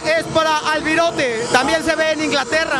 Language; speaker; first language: Spanish; native; Spanish